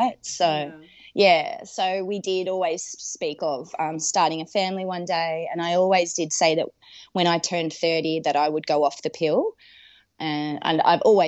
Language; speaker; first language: English; native; English